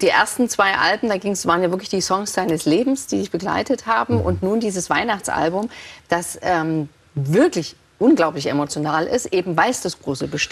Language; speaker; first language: German; native; German